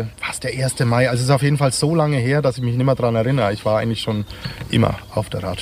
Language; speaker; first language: German; native; German